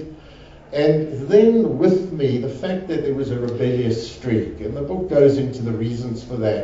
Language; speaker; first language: English; native; English